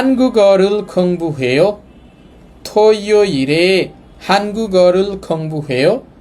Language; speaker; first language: Korean; non-native, fluent; Bangla